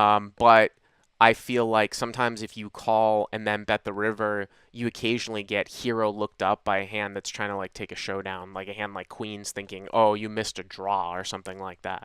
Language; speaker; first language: English; native; English